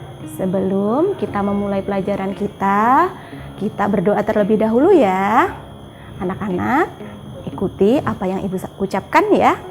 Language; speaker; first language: Indonesian; native; Indonesian